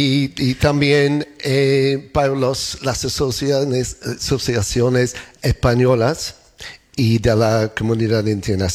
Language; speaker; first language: Spanish; non-native, learner; English